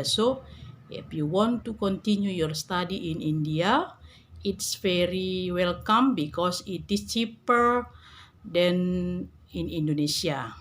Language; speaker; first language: English; non-native, learner; Indonesian